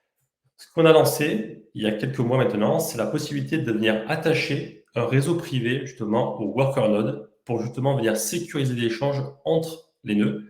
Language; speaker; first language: French; native; French